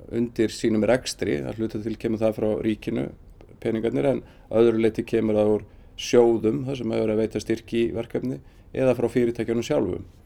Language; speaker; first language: Icelandic; native; Icelandic